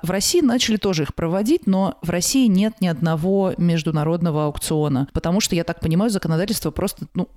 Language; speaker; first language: Russian; native; Russian